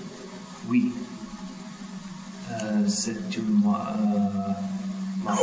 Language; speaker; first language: French; non-native, learner; Russian